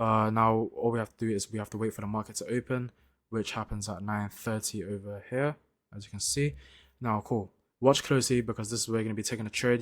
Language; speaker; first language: English; native; English